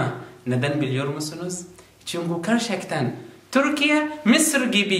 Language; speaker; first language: Turkish; non-native, learner; Arabic